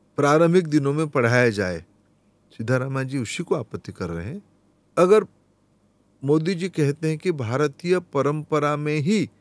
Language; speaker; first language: Hindi; non-native, local second language; Odia